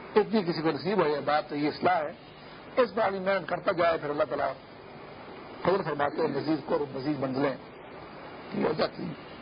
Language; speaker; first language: Urdu; non-native, local second language; Pashto